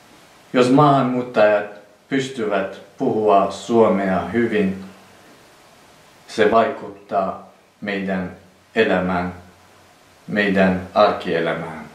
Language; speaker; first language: Finnish; non-native, fluent; Central Kurdish